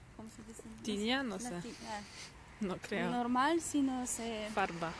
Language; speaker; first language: Spanish; non-native, fluent; Polish